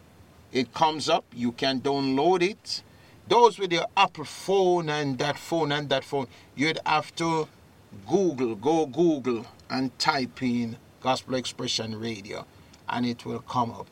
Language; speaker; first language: English; native; English